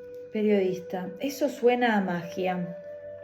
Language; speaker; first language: Spanish; native; Spanish